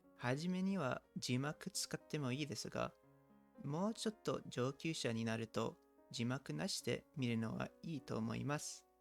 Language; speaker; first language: Japanese; non-native, learner; English